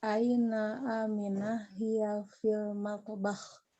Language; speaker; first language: Arabic; non-native, learner; Indonesian